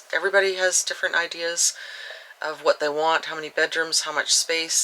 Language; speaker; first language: English; native; English